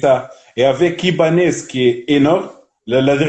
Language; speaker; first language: French; non-native, local second language; Arabic